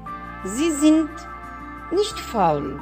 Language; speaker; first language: German; non-native, fluent; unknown